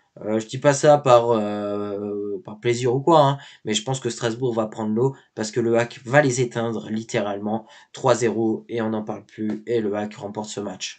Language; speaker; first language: French; native; French